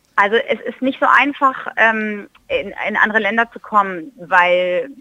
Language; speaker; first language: German; early bilingual, heritage; German